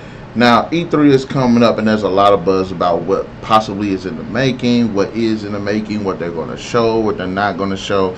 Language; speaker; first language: English; native; English